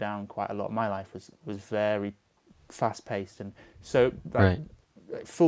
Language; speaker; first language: English; native; English